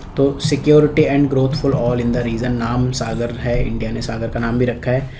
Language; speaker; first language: Hindi; native; Hindi